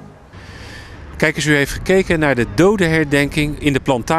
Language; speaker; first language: Dutch; native; Dutch